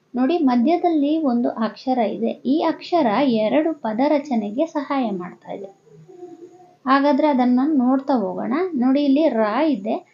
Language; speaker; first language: Kannada; native; Kannada